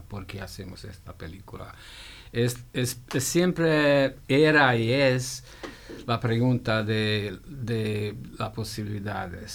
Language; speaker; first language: Spanish; non-native, fluent; Hungarian